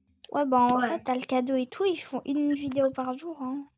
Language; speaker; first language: French; native; French